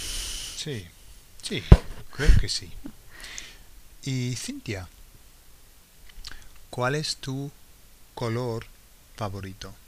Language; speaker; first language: Spanish; non-native, fluent; English